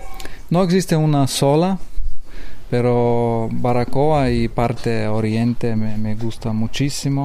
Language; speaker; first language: Spanish; non-native, learner; Lithuanian